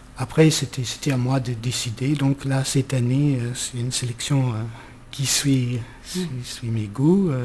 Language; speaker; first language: French; non-native, fluent; English